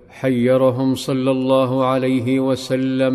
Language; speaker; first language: Arabic; native; Arabic